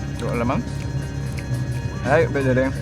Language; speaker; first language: Filipino; non-native, local second language; Cebuano